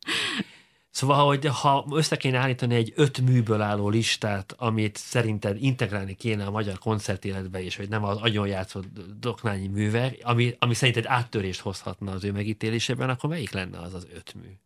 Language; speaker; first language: Hungarian; native; Hungarian